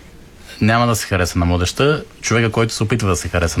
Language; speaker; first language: Bulgarian; native; Bulgarian